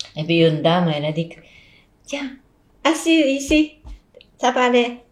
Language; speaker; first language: French; non-native, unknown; Japanese